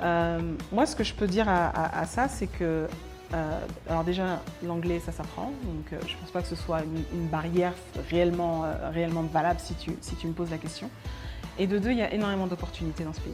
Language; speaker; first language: French; early bilingual, other home language; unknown